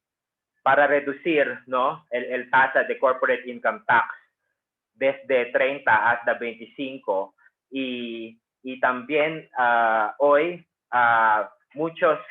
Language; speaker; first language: Spanish; non-native, fluent; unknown